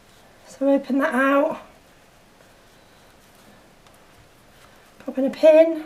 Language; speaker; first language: English; native; English